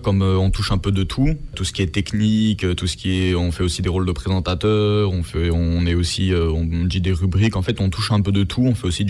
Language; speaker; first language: French; native; French